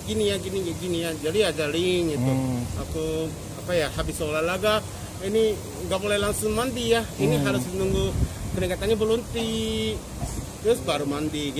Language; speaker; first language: Indonesian; non-native, fluent; Japanese